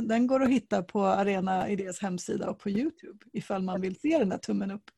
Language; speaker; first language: Swedish; native; Swedish